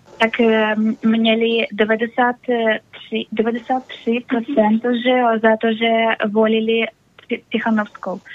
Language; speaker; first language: Czech; non-native, learner; Russian